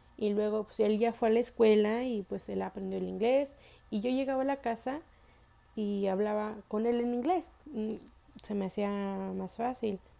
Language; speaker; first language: Spanish; early bilingual, heritage; Spanish